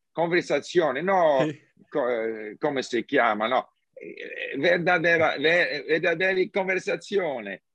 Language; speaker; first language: Italian; non-native, learner; English